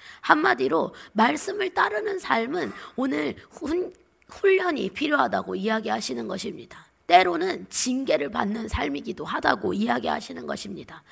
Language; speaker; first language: Korean; native; Korean